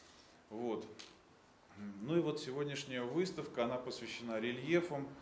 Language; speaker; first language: Russian; native; Russian